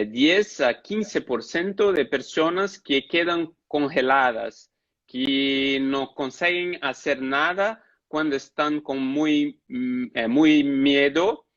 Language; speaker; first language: Spanish; non-native, fluent; Portuguese